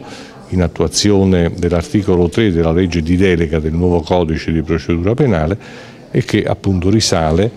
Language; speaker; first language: Italian; native; Italian